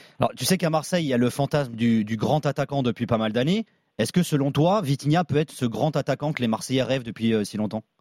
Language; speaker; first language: French; native; French